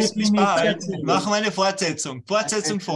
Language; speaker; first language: German; native; German